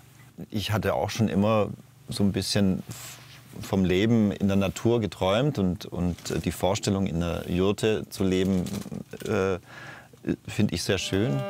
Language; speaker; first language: German; native; German